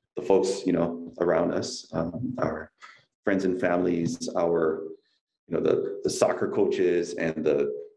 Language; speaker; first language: English; native; English